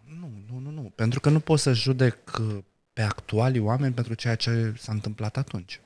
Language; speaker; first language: Romanian; non-native, local second language; Romany